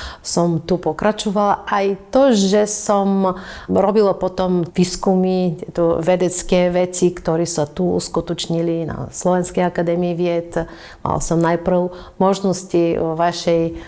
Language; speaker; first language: Slovak; non-native, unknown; Bulgarian